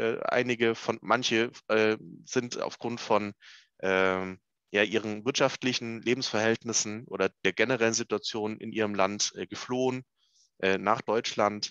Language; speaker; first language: German; native; German